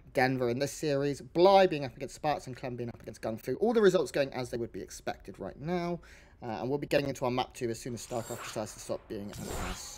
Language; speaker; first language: English; native; English